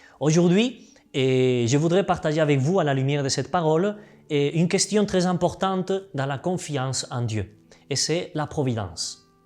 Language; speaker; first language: French; non-native, fluent; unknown